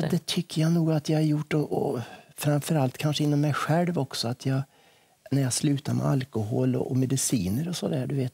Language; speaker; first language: Swedish; native; Swedish